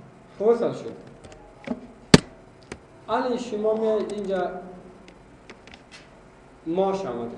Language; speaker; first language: Persian; non-native, local second language; Pashto